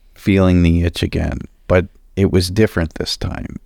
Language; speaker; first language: English; native; English